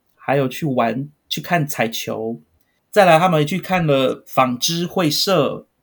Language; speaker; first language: Chinese; native; Chinese